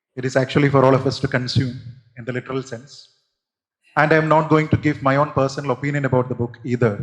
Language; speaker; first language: English; non-native, local second language; Malayalam